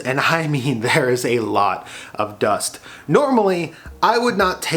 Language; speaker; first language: English; native; English